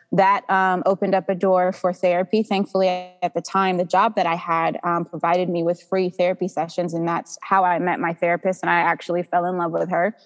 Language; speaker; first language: English; native; English